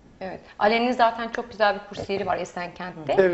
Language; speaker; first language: Turkish; native; Turkish